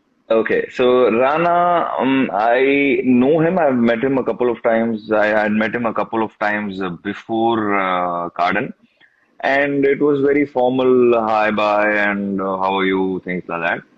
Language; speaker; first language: English; non-native, local second language; Tamil